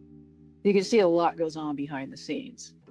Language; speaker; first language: English; native; English